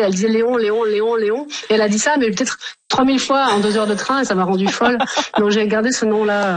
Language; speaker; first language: French; native; French